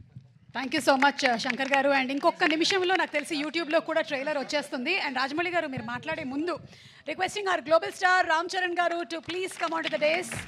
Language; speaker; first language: Telugu; native; Telugu